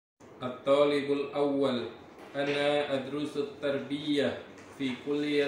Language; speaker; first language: Arabic; non-native, learner; Indonesian